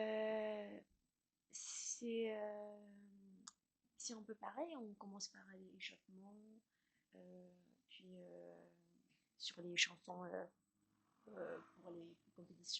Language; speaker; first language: French; non-native, learner; Chinese